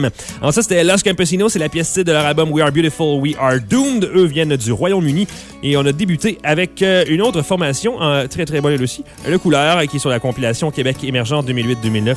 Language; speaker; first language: French; native; French